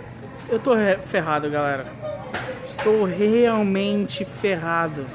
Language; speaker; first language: Portuguese; native; Portuguese